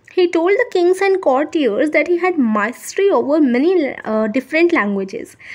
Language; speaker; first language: Hindi; native; Hindi